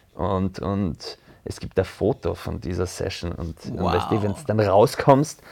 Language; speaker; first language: German; early bilingual, other home language; French